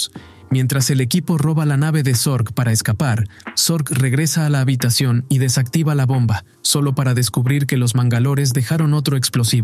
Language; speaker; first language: Spanish; native; Spanish